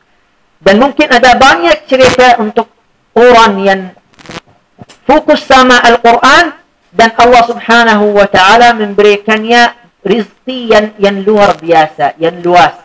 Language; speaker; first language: Indonesian; non-native, fluent; Arabic